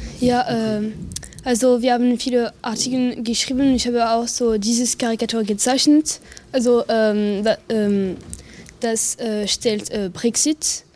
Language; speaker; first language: German; non-native, learner; French